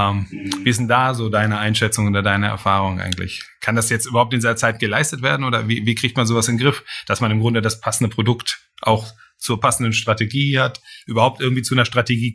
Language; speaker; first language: German; native; German